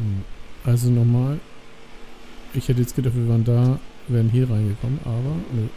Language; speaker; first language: German; native; German